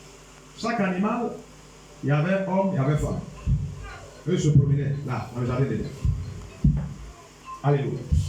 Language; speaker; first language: French; non-native, local second language; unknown